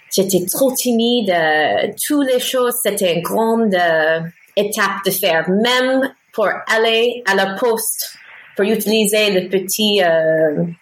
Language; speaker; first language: French; non-native, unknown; English